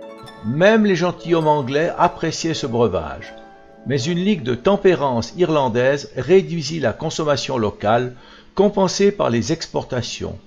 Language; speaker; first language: French; native; French